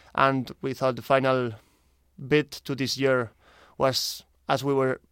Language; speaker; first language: English; non-native, fluent; Spanish